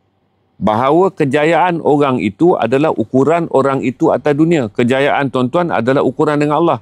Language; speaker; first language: Malay; native; Malay